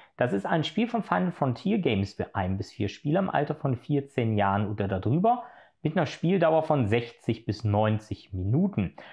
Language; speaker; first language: German; native; German